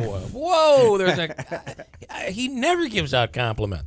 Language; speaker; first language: English; native; English